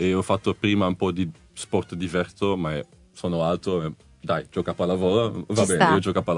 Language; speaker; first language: Italian; non-native, learner; Dutch